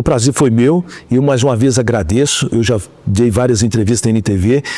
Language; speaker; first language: Portuguese; native; Portuguese